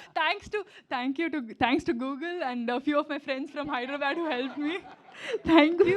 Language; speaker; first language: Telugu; non-native, learner; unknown